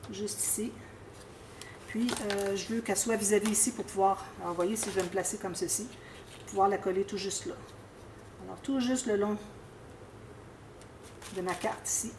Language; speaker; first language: French; native; French